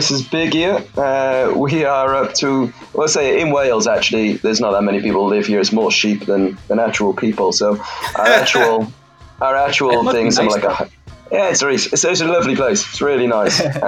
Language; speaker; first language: English; native; English